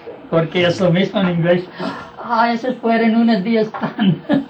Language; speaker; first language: Spanish; non-native, fluent; English